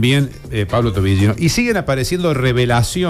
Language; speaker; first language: Spanish; native; Spanish